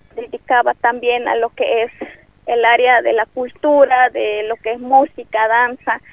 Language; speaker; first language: Spanish; non-native, local second language; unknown